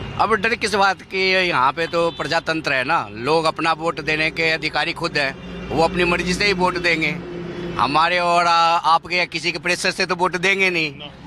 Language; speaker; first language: Hindi; native; Hindi